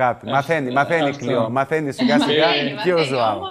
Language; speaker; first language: Greek; native; Greek